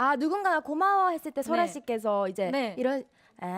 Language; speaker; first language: Korean; native; Korean